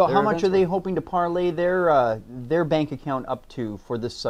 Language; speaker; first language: English; native; English